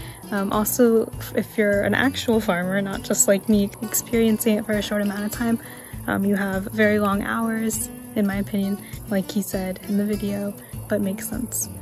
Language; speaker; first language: English; native; English